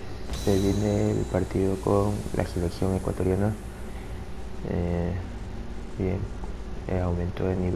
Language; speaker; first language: Spanish; native; Spanish